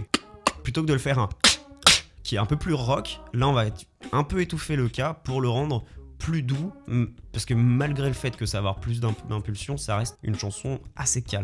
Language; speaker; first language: French; native; French